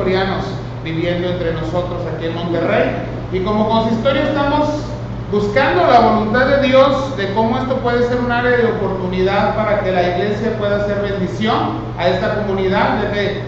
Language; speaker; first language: Spanish; native; Spanish